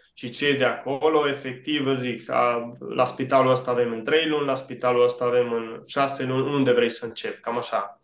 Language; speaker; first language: Romanian; early bilingual, heritage; Romanian